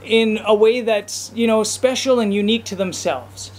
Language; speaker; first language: English; native; English